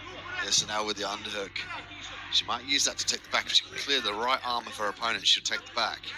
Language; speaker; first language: English; native; English